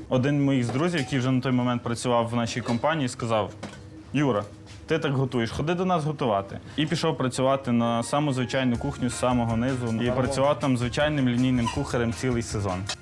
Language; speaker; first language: Ukrainian; native; Ukrainian